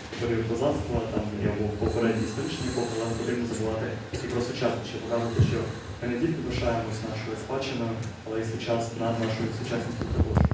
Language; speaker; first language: Ukrainian; native; Ukrainian